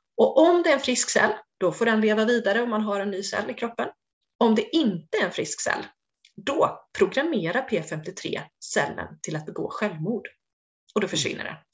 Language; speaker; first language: Swedish; native; Swedish